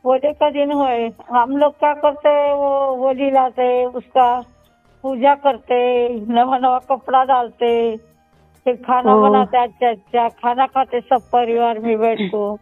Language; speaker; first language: Hindi; non-native, local second language; Marathi